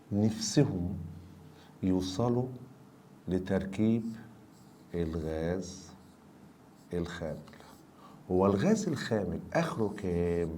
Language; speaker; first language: Arabic; native; Arabic